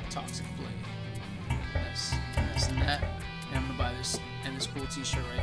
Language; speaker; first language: English; native; English